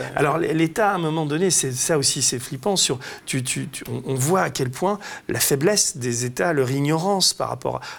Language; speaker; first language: French; native; French